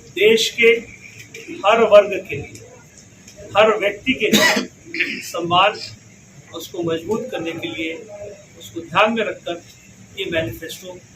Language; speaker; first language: Hindi; native; Hindi